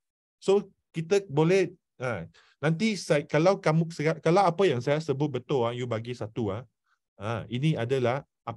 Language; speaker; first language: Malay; non-native, local second language; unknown